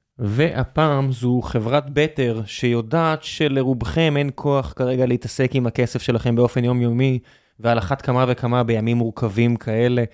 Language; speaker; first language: Hebrew; native; Hebrew